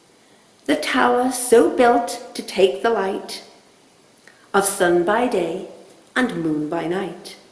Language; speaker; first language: English; native; English